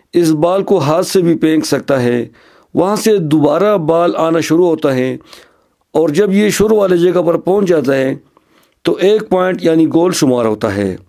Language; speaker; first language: Urdu; non-native, local second language; Khowar